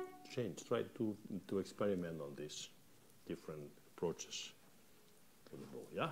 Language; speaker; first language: English; non-native, fluent; Catalan